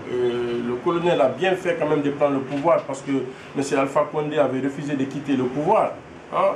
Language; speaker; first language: French; non-native, local second language; Fula